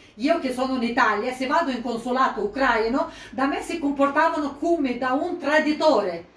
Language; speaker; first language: Italian; non-native, fluent; Ukrainian